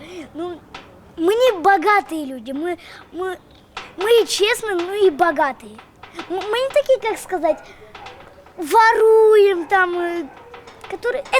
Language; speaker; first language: Russian; non-native, local second language; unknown